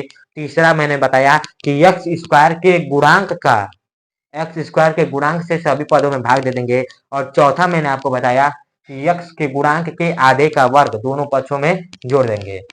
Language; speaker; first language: Hindi; native; Hindi